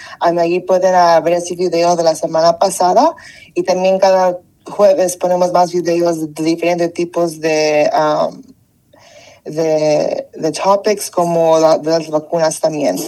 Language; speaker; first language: Spanish; early bilingual, heritage; Spanish